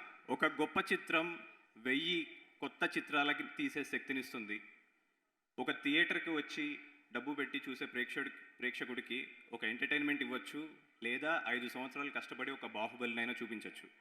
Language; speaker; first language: Telugu; native; Telugu